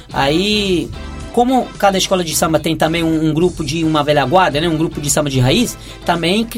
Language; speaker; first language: Portuguese; non-native, fluent; Italian